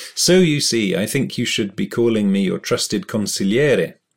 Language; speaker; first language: English; native; English